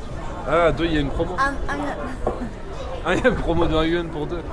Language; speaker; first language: French; native; French